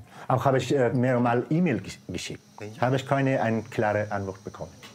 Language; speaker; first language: German; non-native, fluent; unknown